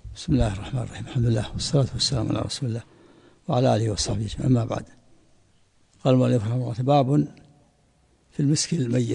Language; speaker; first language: Arabic; native; Arabic